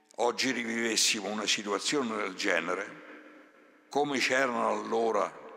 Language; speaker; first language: Italian; native; Italian